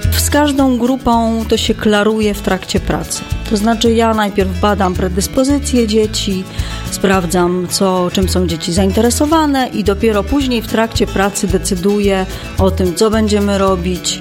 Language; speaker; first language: Polish; native; Polish